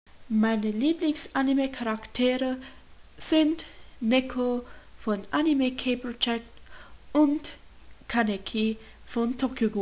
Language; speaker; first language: German; non-native, learner; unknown